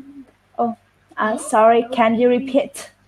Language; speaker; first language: English; non-native, learner; Vietnamese